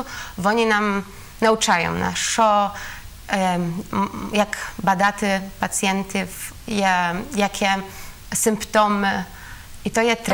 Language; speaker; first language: Ukrainian; non-native, learner; Polish